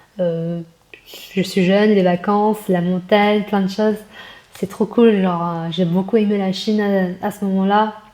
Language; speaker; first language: French; early bilingual, other home language; Chinese